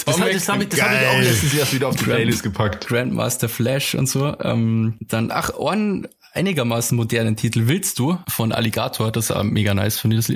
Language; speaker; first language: German; native; German